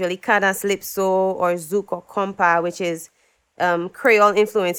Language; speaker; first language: English; native; English